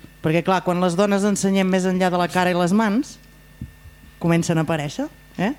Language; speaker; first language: Catalan; native; Catalan